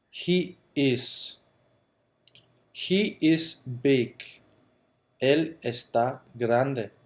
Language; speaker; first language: Spanish; non-native, fluent; German